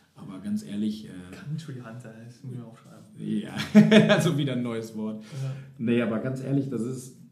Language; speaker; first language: German; native; German